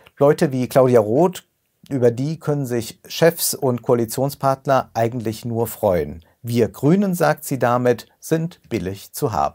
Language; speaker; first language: German; native; German